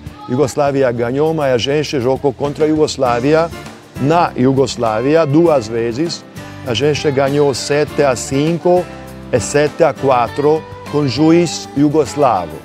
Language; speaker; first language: Portuguese; non-native, learner; Hungarian